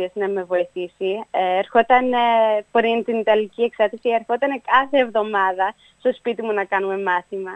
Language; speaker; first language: Greek; early bilingual, heritage; Greek